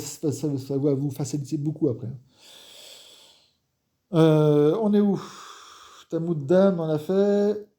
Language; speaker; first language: French; non-native, fluent; Arabic